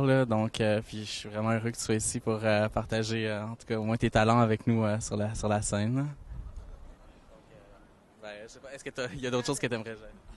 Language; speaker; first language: French; native; French